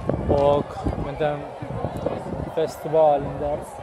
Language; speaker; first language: Swedish; non-native, learner; Turkish